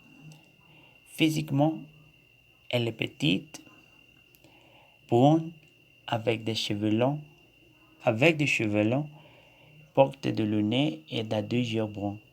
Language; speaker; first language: French; non-native, learner; Spanish